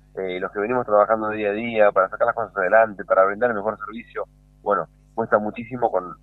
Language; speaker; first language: Spanish; native; Spanish